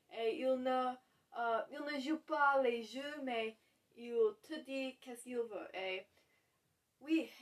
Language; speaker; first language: French; non-native, learner; English